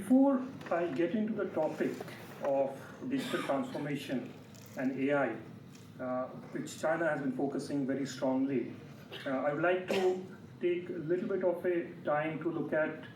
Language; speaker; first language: English; non-native, local second language; Bangla